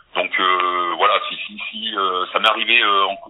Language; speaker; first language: French; native; French